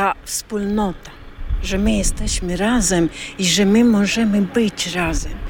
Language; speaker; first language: Polish; early bilingual, heritage; Polish